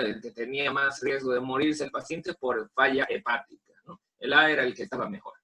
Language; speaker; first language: Spanish; native; Spanish